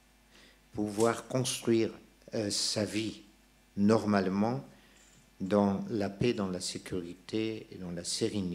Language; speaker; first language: French; non-native, local second language; Persian